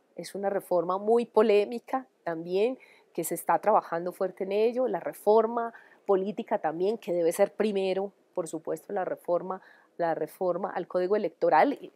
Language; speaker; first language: Spanish; native; Spanish